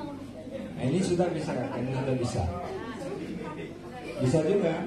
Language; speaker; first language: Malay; non-native, fluent; Bangla